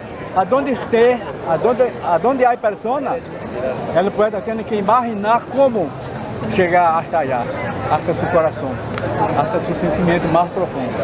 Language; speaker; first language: Spanish; non-native, fluent; Portuguese